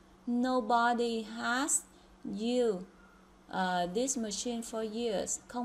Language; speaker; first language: English; non-native, fluent; Vietnamese